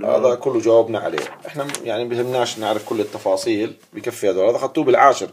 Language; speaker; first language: Arabic; native; Arabic